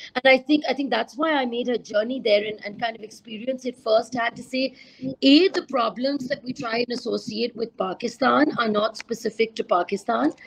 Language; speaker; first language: English; non-native, local second language; Urdu